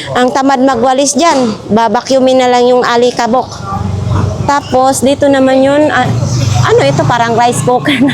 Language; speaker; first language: Filipino; non-native, local second language; Cebuano